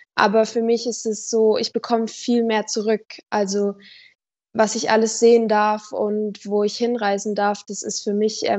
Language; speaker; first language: German; native; German